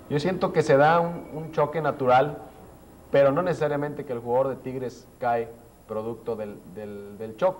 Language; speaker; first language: Spanish; native; Spanish